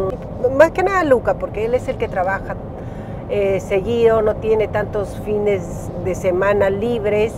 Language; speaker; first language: Spanish; native; Spanish